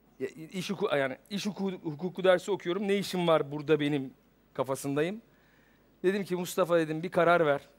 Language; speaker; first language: Turkish; native; Turkish